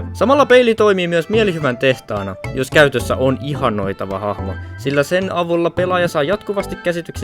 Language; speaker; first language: Finnish; native; Finnish